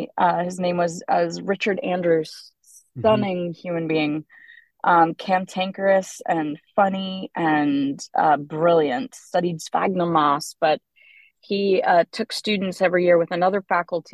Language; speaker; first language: English; native; English